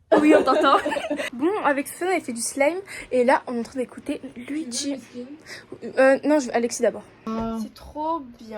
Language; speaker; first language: French; native; French